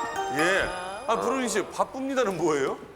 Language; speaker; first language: Korean; native; Korean